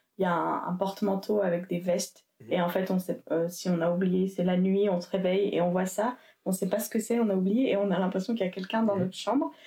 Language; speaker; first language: French; native; French